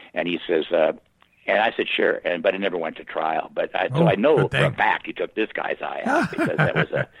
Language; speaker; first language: English; native; English